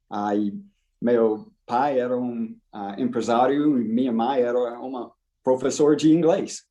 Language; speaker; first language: Portuguese; non-native, fluent; English